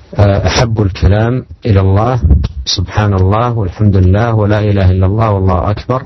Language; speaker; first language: Arabic; native; Arabic